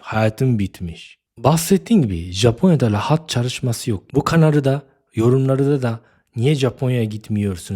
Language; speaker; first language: Turkish; non-native, fluent; Japanese